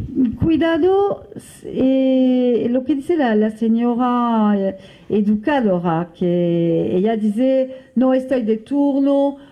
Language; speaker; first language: Spanish; non-native, fluent; French